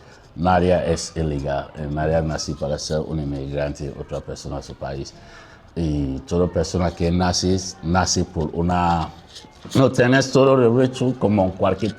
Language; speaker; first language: Spanish; non-native, learner; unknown